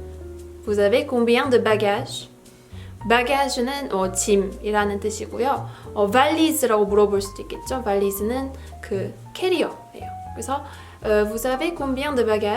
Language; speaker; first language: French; non-native, fluent; Korean